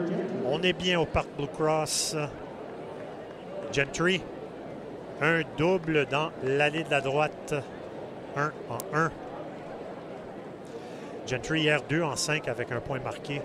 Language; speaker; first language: French; native; French